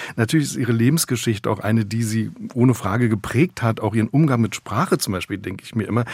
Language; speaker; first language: German; native; German